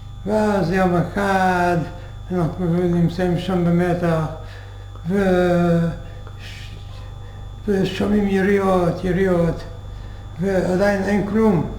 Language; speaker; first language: Hebrew; non-native, fluent; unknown